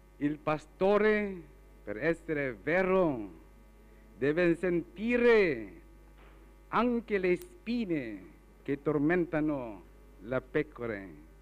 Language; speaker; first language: Italian; non-native, fluent; Filipino